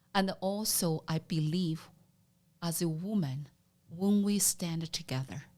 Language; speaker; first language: English; non-native, learner; Chinese